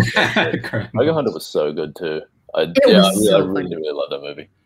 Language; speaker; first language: English; native; English